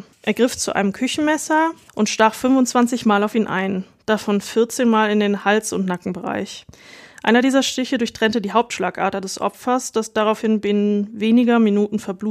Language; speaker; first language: German; native; German